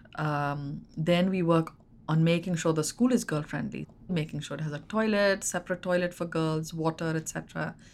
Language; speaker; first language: English; non-native, local second language; Hindi